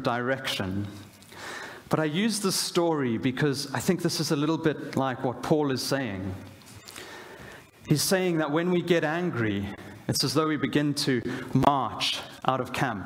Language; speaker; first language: English; native; English